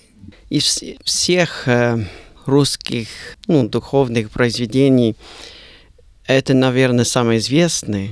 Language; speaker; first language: Russian; non-native, learner; English